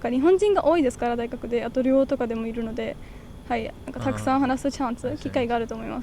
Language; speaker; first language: Japanese; non-native, learner; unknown